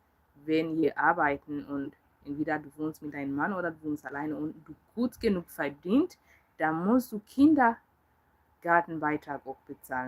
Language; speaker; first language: German; non-native, learner; Yoruba